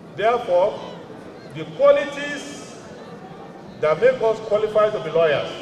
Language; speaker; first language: English; non-native, local second language; Yoruba